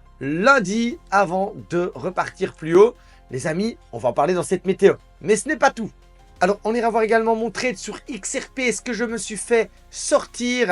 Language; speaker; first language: French; native; French